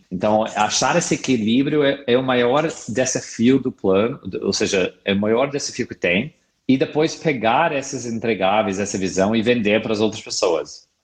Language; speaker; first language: Portuguese; non-native, fluent; English